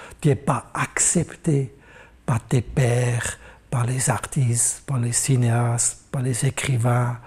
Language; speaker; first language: French; non-native, local second language; German